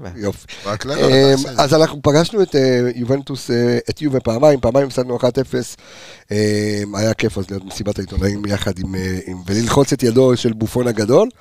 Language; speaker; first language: Hebrew; early bilingual, heritage; Hebrew